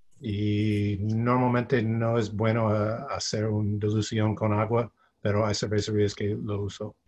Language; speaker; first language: Spanish; non-native, fluent; English